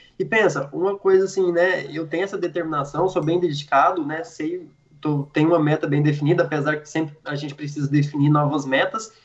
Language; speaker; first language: Portuguese; native; Portuguese